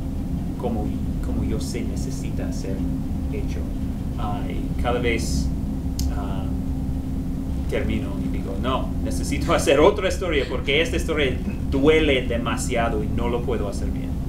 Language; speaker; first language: Spanish; non-native, fluent; English